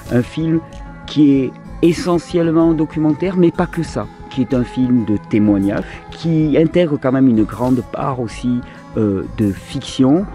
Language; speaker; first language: French; native; French